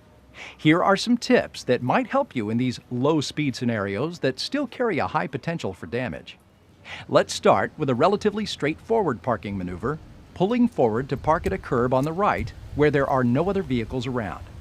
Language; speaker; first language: English; native; English